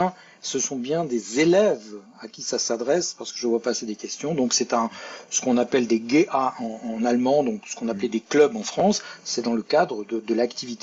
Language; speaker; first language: French; native; French